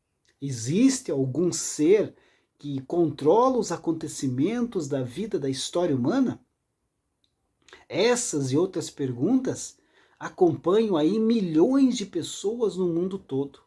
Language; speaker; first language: Portuguese; native; Portuguese